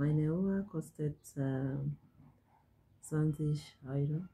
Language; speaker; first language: German; non-native, learner; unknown